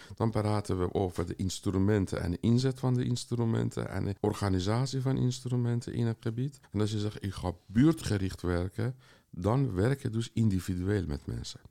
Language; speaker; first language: Dutch; non-native, fluent; Persian